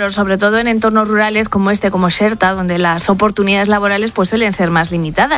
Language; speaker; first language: Spanish; native; Spanish